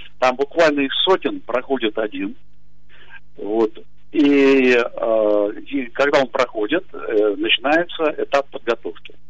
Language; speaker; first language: Russian; native; Russian